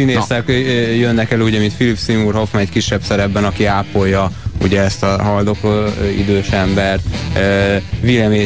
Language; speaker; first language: Hungarian; native; Hungarian